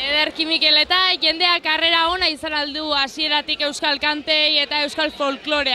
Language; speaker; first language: Basque; native; Basque